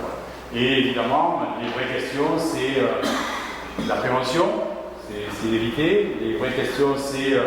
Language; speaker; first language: French; native; French